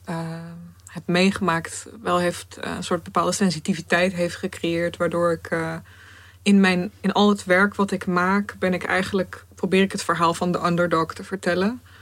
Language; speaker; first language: Dutch; early bilingual, other home language; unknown